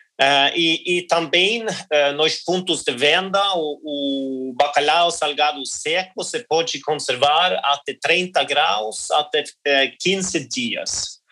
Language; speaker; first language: Portuguese; non-native, learner; Norwegian